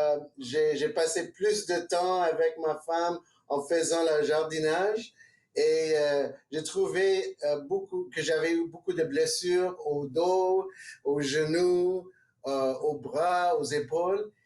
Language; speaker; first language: French; non-native, local second language; English